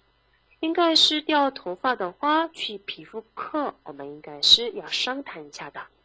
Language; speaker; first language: Chinese; non-native, fluent; Korean